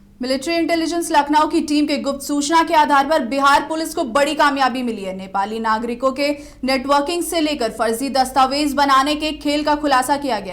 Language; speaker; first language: Hindi; native; Hindi